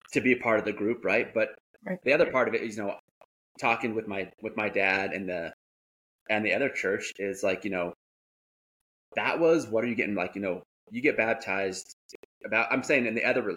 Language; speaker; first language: English; native; English